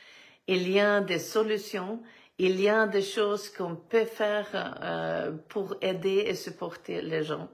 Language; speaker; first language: French; non-native, fluent; Swedish